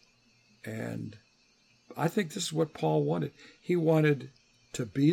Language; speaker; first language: English; native; English